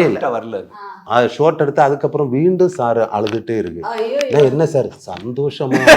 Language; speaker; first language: Tamil; non-native, learner; Malayalam